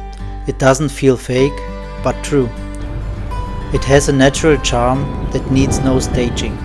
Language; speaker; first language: English; non-native, learner; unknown